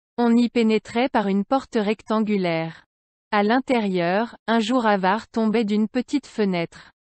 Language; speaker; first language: French; non-native, local second language; Arabic